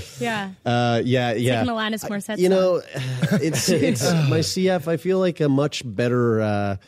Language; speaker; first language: English; native; English